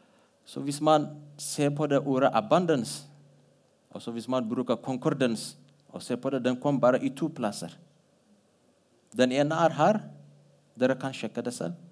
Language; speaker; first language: Norwegian; non-native, fluent; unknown